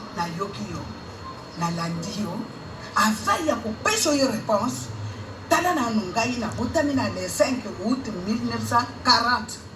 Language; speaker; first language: Lingala; non-native, local second language; Luba-Lulua